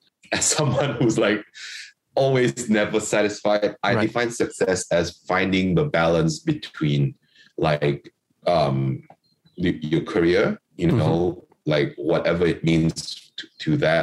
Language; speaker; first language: English; non-native, local second language; Chinese